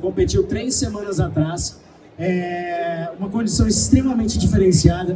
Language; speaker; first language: Portuguese; native; Portuguese